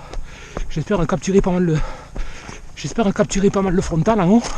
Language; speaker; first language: French; native; French